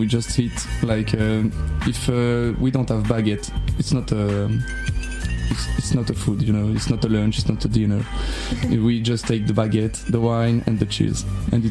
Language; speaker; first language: English; non-native, learner; French